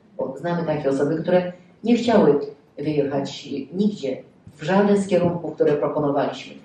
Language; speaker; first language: Polish; native; Polish